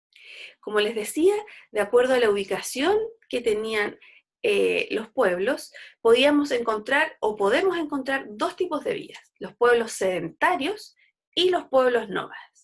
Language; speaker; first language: Spanish; native; Spanish